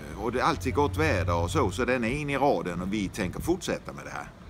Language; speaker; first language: Swedish; native; Swedish